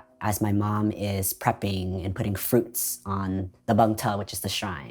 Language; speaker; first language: English; early bilingual, other home language; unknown